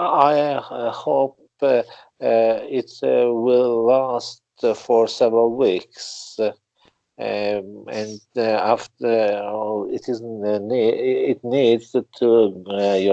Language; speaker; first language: English; non-native, learner; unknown